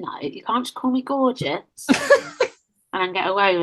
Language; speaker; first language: English; native; English